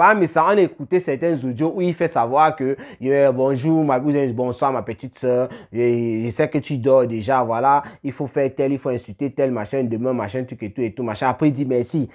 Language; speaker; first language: French; native; French